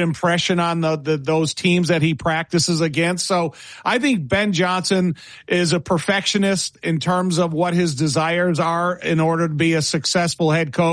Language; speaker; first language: English; native; English